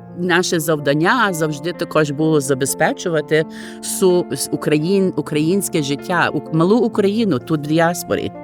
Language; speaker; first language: Ukrainian; early bilingual, heritage; Ukrainian